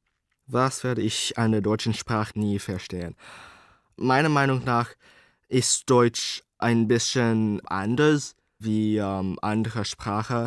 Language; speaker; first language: German; non-native, learner; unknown